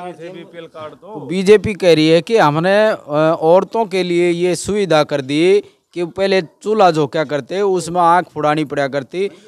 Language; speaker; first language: Hindi; native; Hindi